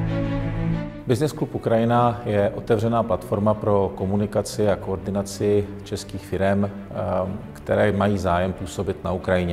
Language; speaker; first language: Czech; native; Czech